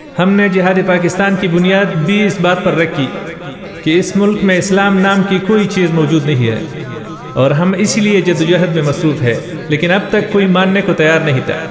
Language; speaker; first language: Urdu; non-native, local second language; Pashto